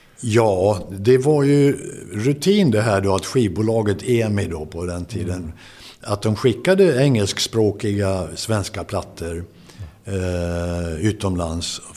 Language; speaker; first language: Swedish; native; Swedish